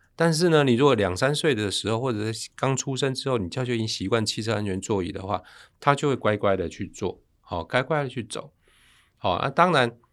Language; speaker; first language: Chinese; native; Chinese